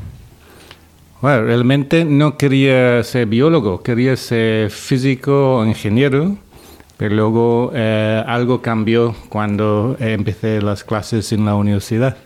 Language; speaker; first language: Spanish; non-native, fluent; English